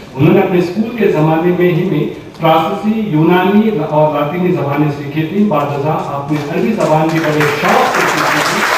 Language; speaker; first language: Urdu; native; Urdu